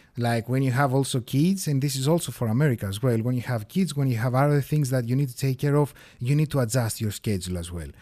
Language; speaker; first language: English; non-native, fluent; Greek